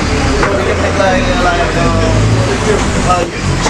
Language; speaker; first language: English; non-native, learner; Haitian Creole